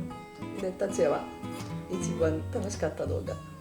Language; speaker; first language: Japanese; non-native, fluent; Serbian